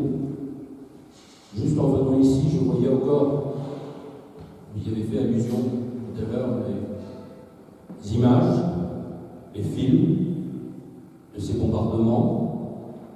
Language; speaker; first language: French; native; French